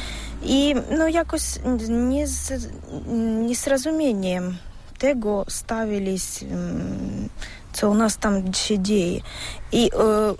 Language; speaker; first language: Ukrainian; non-native, local second language; Russian